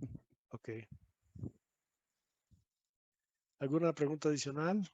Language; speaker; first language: Spanish; native; Spanish